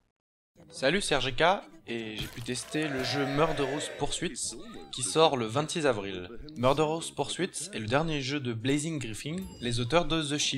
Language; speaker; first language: French; native; French